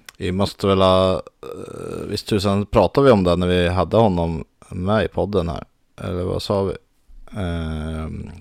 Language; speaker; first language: Swedish; native; Swedish